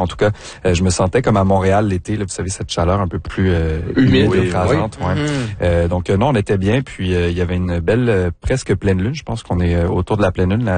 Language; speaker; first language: French; native; French